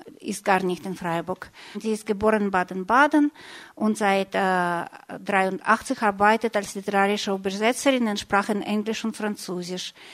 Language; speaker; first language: German; non-native, fluent; Russian